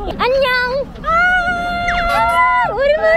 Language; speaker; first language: Korean; non-native, learner; Filipino